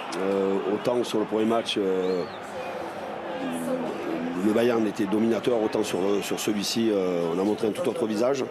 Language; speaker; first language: French; native; French